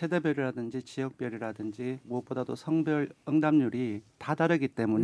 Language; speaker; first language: Korean; native; Korean